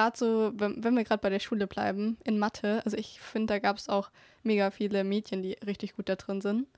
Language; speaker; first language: German; native; German